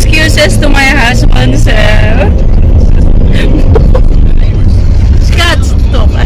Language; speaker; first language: English; non-native, local second language; Filipino